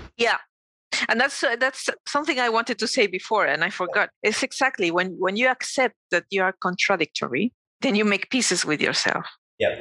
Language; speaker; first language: English; non-native, fluent; Spanish